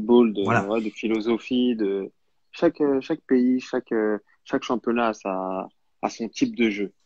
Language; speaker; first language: French; native; French